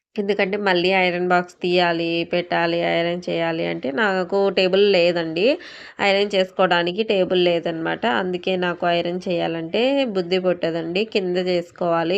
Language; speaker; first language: Telugu; non-native, local second language; Urdu